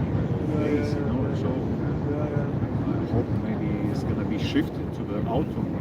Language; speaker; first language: English; non-native, learner; Russian